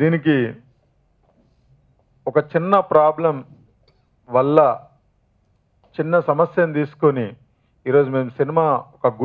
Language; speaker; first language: Telugu; native; Telugu